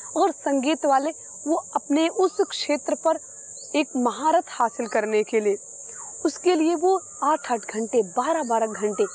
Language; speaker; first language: Hindi; native; Hindi